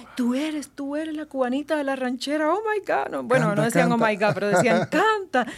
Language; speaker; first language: Spanish; native; Spanish